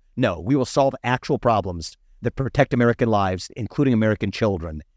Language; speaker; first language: English; early bilingual, other home language; Hindi